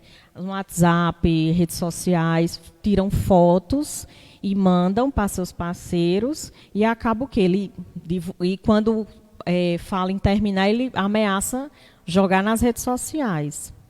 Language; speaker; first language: Portuguese; native; Portuguese